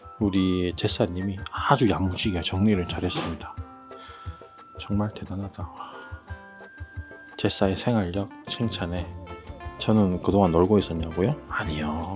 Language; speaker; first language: Korean; native; Korean